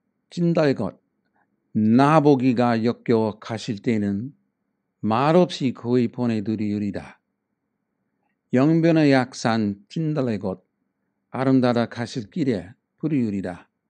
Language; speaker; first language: Korean; non-native, fluent; English